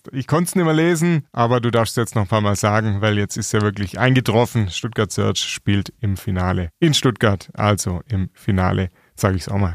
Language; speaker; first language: German; native; German